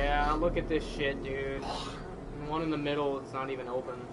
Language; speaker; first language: English; native; English